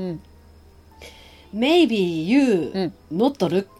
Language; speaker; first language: English; non-native, learner; Japanese